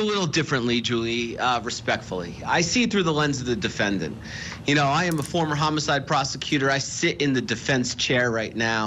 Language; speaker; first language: English; native; English